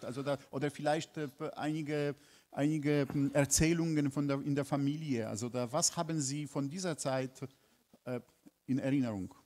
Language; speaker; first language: German; non-native, fluent; Polish